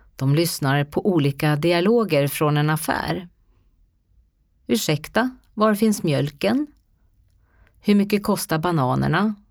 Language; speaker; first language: Swedish; native; Swedish